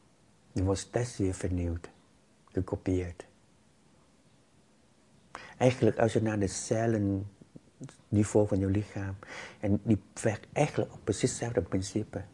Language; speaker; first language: Dutch; non-native, fluent; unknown